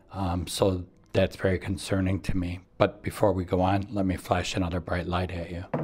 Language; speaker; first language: English; native; English